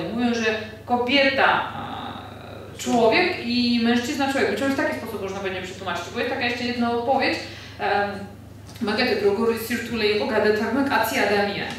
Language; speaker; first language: Polish; non-native, fluent; Georgian